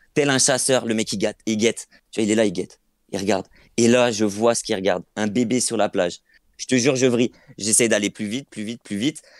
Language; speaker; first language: French; native; French